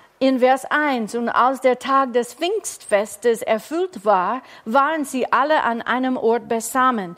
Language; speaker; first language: German; non-native, fluent; English